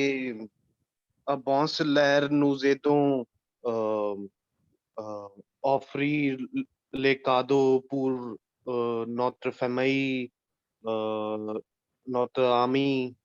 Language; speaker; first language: French; non-native, learner; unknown